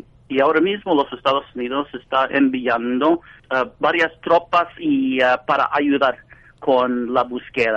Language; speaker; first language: Spanish; non-native, fluent; English